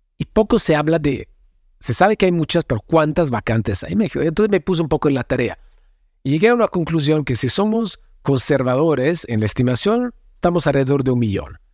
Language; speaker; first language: Spanish; non-native, fluent; Italian